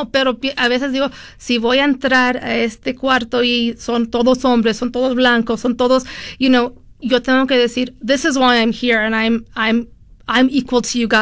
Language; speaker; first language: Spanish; early bilingual, heritage; Spanish